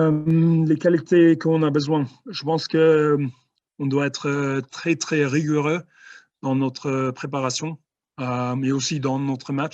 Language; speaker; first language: French; non-native, fluent; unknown